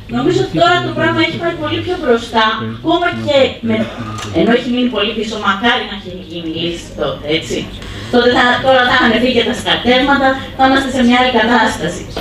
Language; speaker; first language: Greek; native; Greek